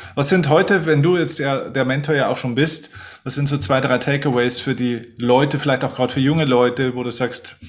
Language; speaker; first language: German; native; German